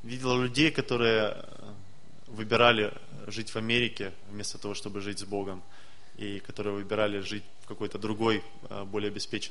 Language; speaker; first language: Russian; native; Russian